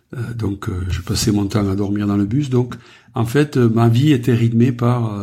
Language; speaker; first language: French; native; French